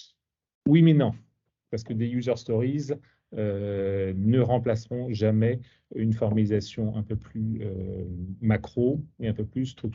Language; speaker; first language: French; native; French